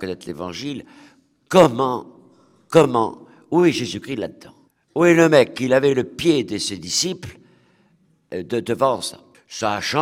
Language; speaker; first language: French; native; French